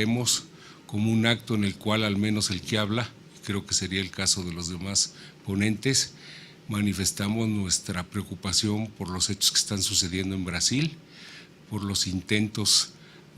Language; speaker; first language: Spanish; native; Spanish